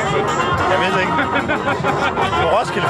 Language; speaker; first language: Danish; native; Danish